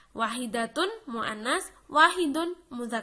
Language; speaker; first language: Arabic; non-native, fluent; Indonesian